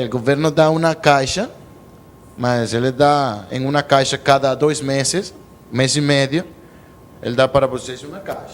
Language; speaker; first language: Portuguese; non-native, learner; Spanish